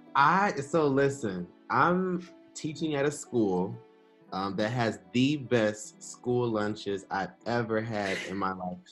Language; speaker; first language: English; native; English